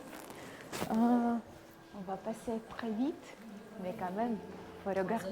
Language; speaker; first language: French; non-native, learner; Russian